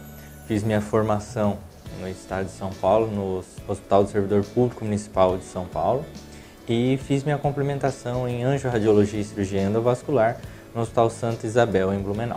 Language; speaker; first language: Portuguese; native; Portuguese